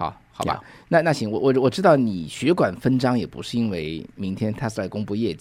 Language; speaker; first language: Chinese; native; Chinese